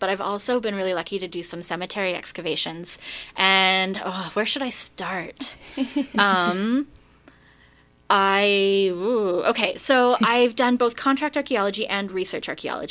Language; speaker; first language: English; native; English